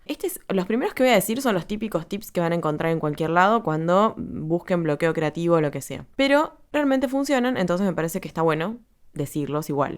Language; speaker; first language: Spanish; native; Spanish